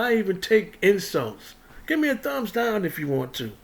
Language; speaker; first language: English; native; English